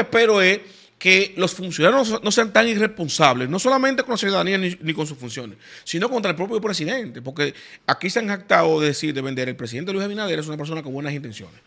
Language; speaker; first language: Spanish; native; Spanish